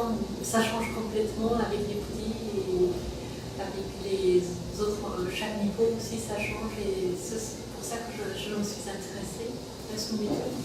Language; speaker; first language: French; non-native, fluent; Persian